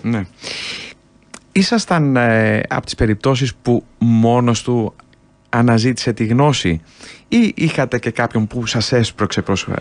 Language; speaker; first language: Greek; native; Greek